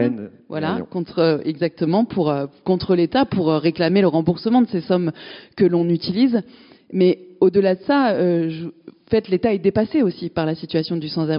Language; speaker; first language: French; native; French